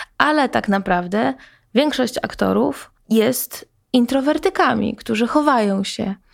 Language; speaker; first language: Polish; native; Polish